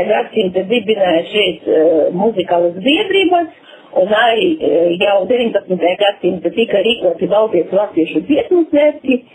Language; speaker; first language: Latvian; non-native, local second language; Russian